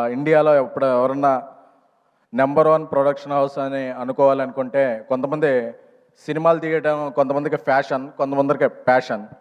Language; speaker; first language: Telugu; native; Telugu